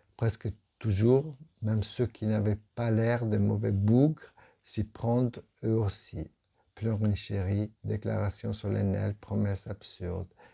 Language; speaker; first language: French; non-native, fluent; Italian